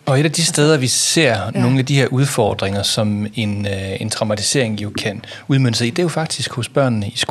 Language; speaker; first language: Danish; native; Danish